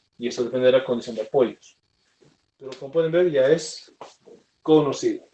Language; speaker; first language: Spanish; native; Spanish